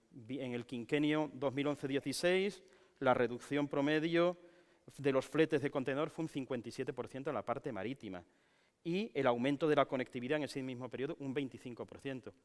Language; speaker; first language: Spanish; native; Spanish